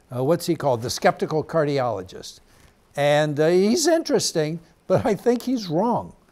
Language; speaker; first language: English; native; English